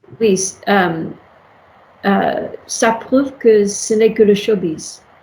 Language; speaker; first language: French; non-native, fluent; English